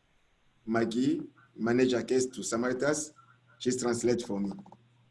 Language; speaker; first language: English; non-native, learner; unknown